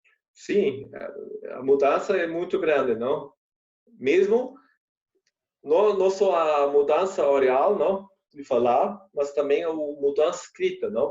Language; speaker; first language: Portuguese; non-native, fluent; German